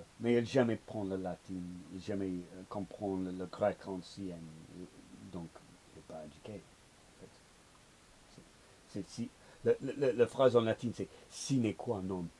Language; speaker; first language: French; non-native, learner; English